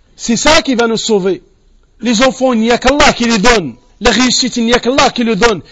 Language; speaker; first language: French; non-native, local second language; Arabic